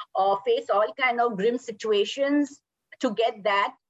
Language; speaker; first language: English; non-native, local second language; Gujarati